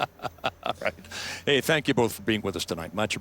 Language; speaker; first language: English; native; English